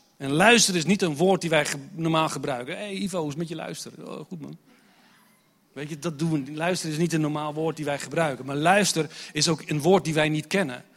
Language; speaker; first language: Dutch; non-native, fluent; English